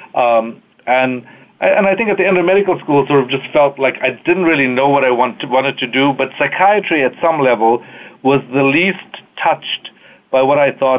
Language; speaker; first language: English; native; English